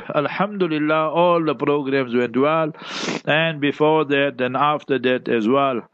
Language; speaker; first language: English; native; English